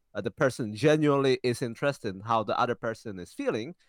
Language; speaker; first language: English; early bilingual, heritage; Czech